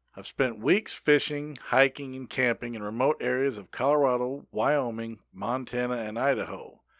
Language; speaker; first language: English; native; English